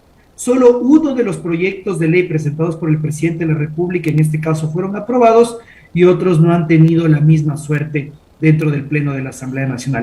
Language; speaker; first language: Spanish; native; Spanish